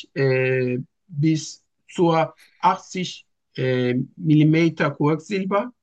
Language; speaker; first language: German; non-native, learner; Turkish